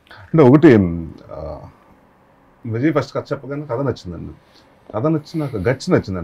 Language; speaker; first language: Telugu; native; Telugu